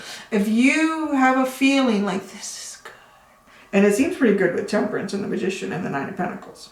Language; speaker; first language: English; native; English